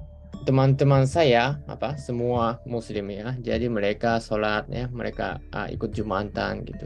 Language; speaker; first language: Indonesian; non-native, fluent; Japanese